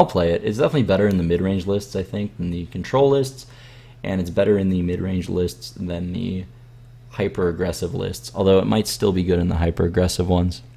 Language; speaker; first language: English; native; English